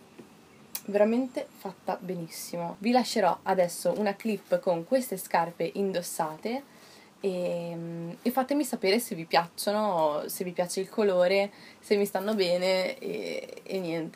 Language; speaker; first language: Italian; native; Italian